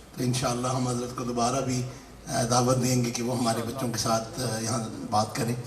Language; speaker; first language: Urdu; non-native, local second language; Punjabi